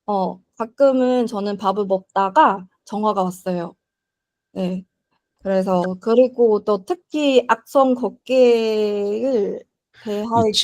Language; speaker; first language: Korean; non-native, learner; Chinese